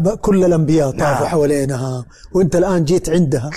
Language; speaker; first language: Arabic; native; Arabic